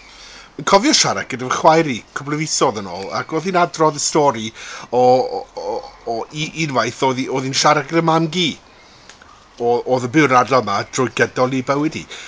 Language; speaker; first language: Welsh; non-native, local second language; English